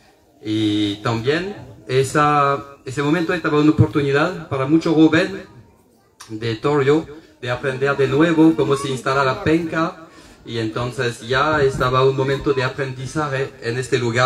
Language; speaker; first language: Spanish; non-native, fluent; French